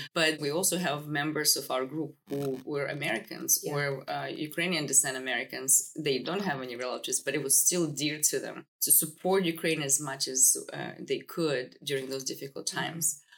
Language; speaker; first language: English; non-native, fluent; Russian